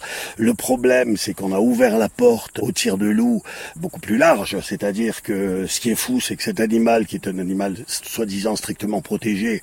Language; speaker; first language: French; native; French